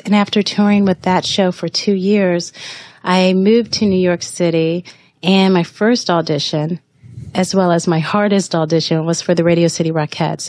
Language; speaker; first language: English; native; English